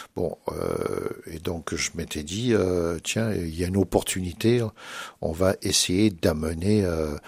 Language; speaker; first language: French; native; French